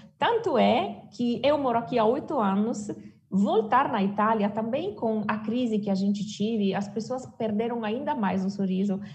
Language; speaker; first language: Portuguese; non-native, fluent; Italian